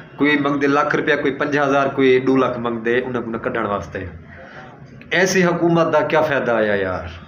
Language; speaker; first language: Urdu; non-native, local second language; Saraiki